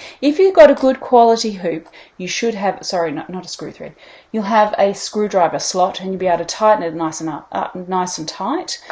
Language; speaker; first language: English; native; English